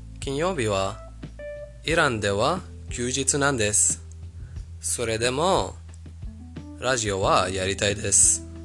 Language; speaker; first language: Japanese; non-native, fluent; Persian